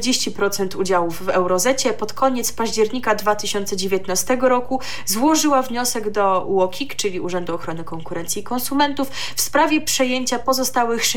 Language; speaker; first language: Polish; native; Polish